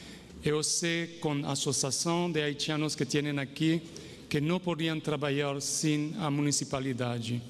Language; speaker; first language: Portuguese; non-native, fluent; Haitian Creole